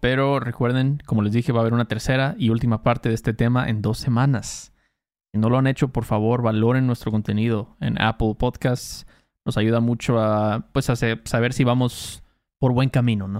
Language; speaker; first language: Spanish; native; Spanish